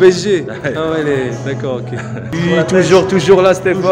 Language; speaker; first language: French; native; French